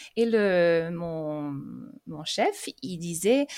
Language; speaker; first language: French; early bilingual, other home language; English